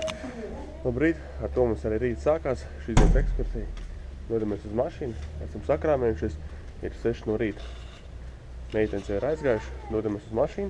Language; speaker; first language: Latvian; native; Latvian